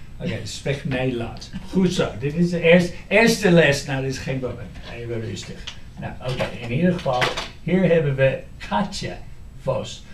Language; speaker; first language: Dutch; non-native, fluent; English